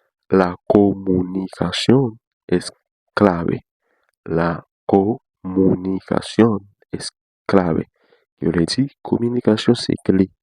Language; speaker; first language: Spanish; non-native, learner; Haitian Creole